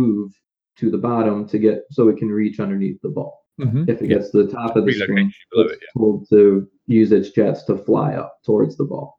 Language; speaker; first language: English; native; English